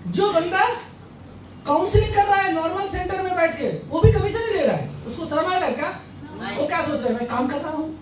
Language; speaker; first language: Hindi; non-native, local second language; Bangla